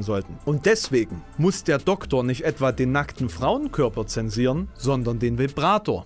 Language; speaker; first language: German; native; German